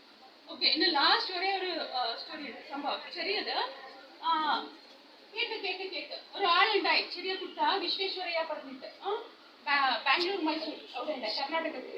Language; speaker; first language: Malayalam; non-native, learner; Kannada